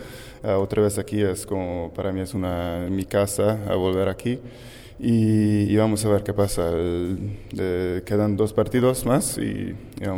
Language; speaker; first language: Spanish; non-native, learner; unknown